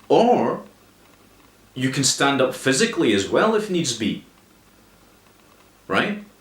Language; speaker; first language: English; native; English